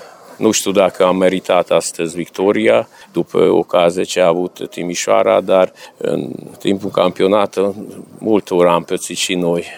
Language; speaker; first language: Romanian; non-native, local second language; Hungarian